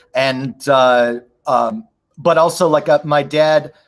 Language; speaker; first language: English; native; English